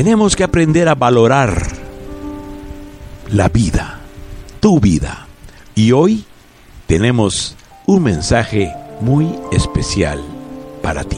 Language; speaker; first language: Spanish; native; Spanish